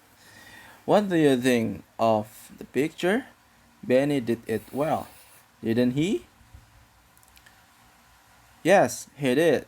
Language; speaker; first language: English; non-native, fluent; Indonesian